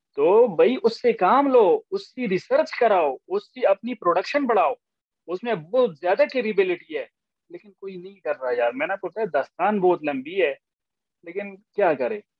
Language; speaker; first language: Urdu; non-native, local second language; Pashto